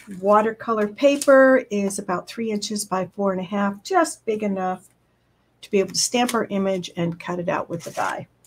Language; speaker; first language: English; native; English